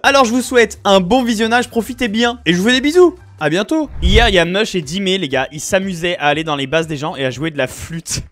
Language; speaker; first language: French; native; French